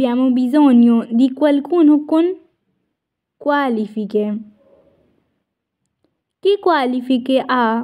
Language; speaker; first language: Italian; non-native, fluent; Urdu